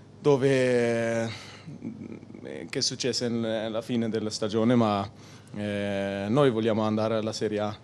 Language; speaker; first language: Italian; non-native, learner; Spanish